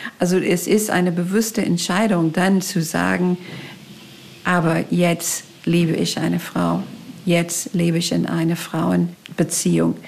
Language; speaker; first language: German; non-native, fluent; English